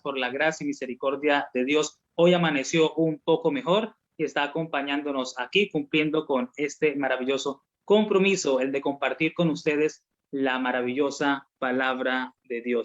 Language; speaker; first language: Spanish; native; Spanish